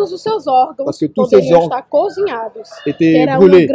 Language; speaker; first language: French; non-native, fluent; Portuguese